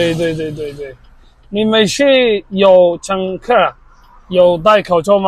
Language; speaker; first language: Chinese; non-native, learner; Somali